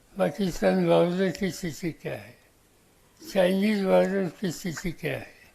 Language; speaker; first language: Hindi; non-native, local second language; Marathi